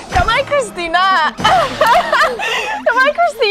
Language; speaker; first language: Thai; non-native, learner; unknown